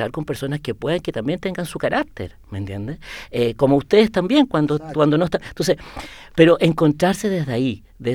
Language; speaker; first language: Spanish; native; Spanish